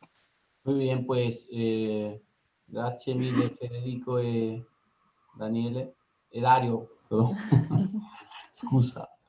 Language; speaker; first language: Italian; non-native, learner; Spanish